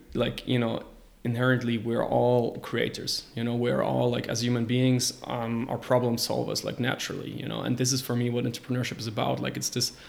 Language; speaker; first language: English; non-native, fluent; German